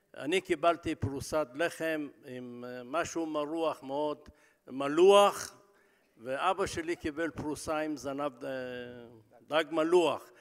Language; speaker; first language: Hebrew; early bilingual, other home language; Persian